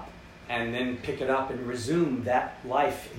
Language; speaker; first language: English; native; English